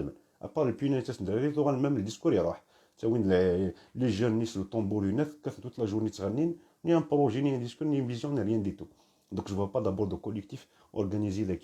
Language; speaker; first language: French; non-native, local second language; Kabyle